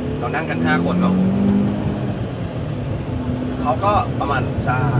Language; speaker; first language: Thai; native; Thai